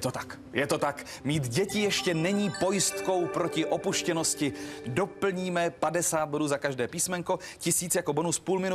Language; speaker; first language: Czech; native; Czech